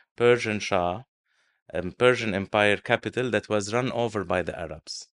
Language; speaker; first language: English; non-native, fluent; Arabic